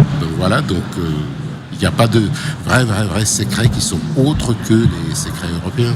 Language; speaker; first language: French; non-native, fluent; Russian